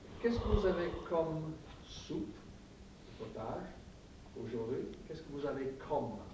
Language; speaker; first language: French; non-native, fluent; English